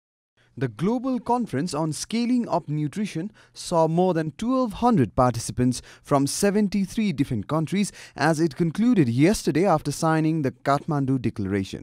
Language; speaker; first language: English; non-native, local second language; Nepali